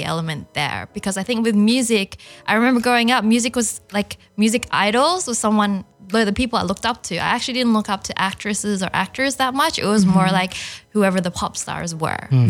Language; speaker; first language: English; non-native, local second language; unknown